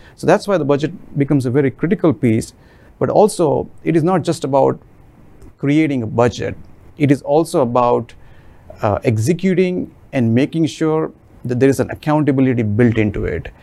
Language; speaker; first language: English; non-native, local second language; Gujarati